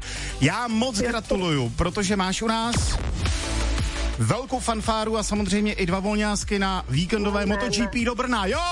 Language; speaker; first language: Czech; native; Czech